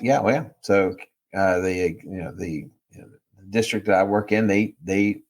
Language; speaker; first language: English; native; English